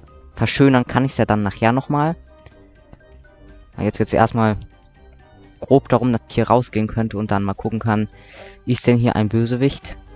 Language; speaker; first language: German; native; German